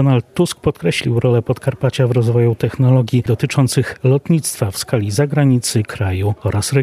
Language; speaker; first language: Polish; native; Polish